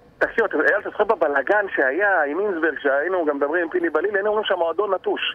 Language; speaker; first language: Hebrew; native; Hebrew